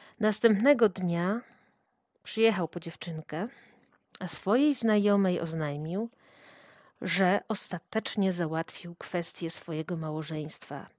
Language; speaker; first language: Polish; native; Polish